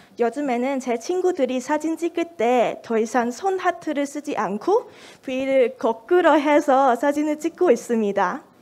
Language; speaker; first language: Korean; non-native, fluent; Cantonese